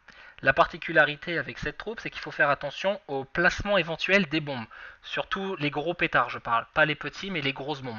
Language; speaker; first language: French; native; French